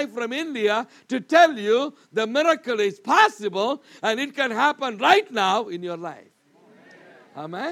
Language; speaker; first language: English; non-native, local second language; Malayalam